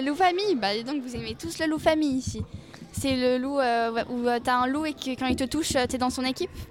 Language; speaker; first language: French; native; French